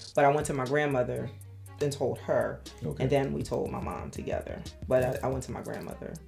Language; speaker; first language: English; native; English